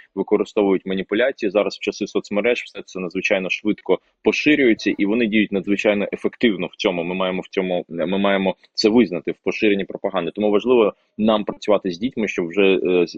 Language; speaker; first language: Ukrainian; non-native, local second language; Russian